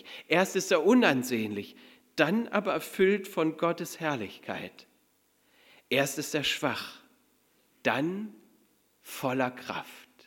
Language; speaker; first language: German; native; German